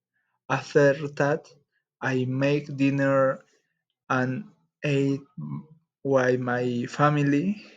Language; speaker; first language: English; non-native, learner; Spanish